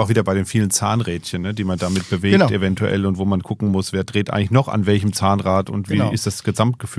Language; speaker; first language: German; native; German